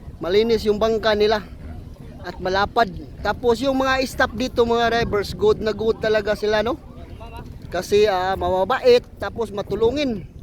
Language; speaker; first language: Filipino; non-native, local second language; Cebuano